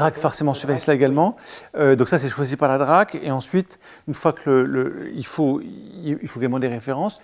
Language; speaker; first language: French; native; French